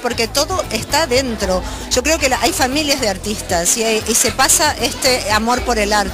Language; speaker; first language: Spanish; native; Spanish